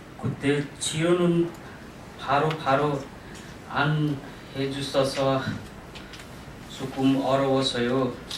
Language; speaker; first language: Korean; non-native, learner; Nepali